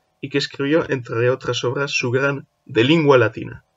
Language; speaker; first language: Spanish; native; Spanish